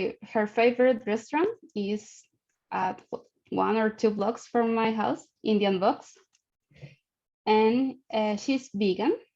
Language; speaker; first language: English; non-native, learner; Spanish